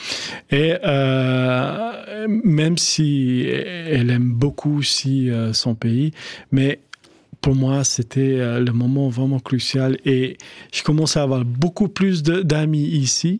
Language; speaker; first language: French; non-native, fluent; Albanian